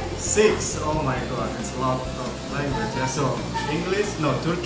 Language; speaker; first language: English; non-native, learner; Indonesian